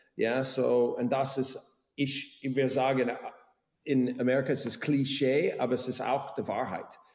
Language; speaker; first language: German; non-native, learner; English